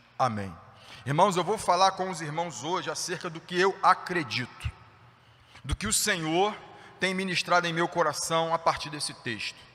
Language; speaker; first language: Portuguese; native; Portuguese